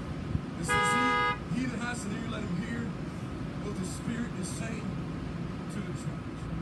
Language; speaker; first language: English; native; English